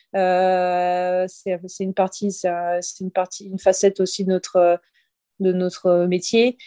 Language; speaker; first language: French; native; French